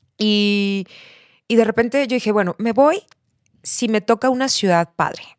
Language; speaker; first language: Spanish; native; Spanish